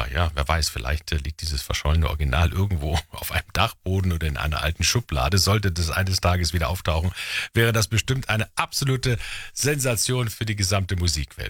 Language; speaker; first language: German; native; German